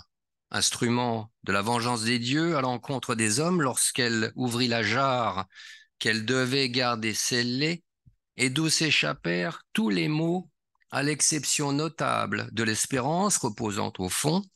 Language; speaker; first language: French; native; French